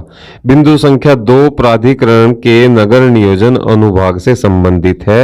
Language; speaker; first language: Hindi; native; Hindi